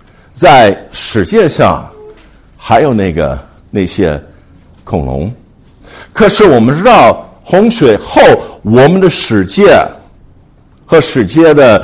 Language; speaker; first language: Chinese; non-native, fluent; English